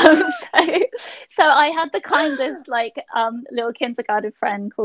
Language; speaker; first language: English; native; English